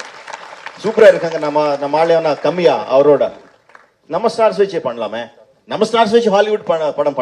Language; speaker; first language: Tamil; non-native, fluent; Telugu